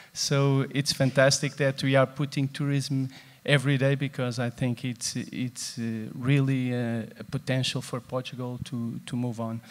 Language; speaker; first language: English; non-native, fluent; Portuguese